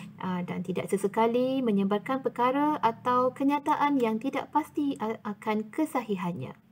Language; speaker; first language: Malay; native; Malay